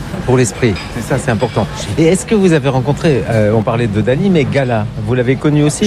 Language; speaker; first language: French; native; French